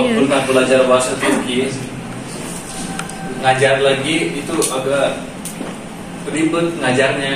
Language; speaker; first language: Indonesian; non-native, fluent; Turkish